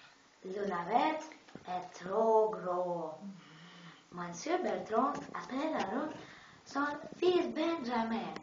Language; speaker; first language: French; non-native, learner; Russian